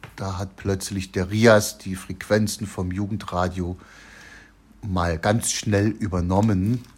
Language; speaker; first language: German; native; German